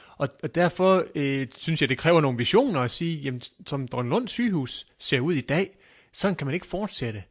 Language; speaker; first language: Danish; native; Danish